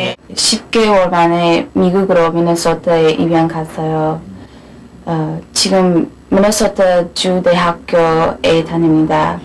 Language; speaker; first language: Korean; early bilingual, heritage; English